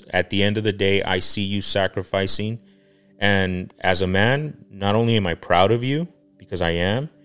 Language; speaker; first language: English; early bilingual, other home language; Spanish